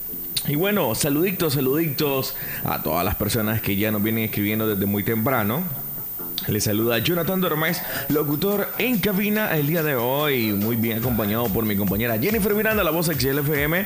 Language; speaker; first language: Spanish; native; Spanish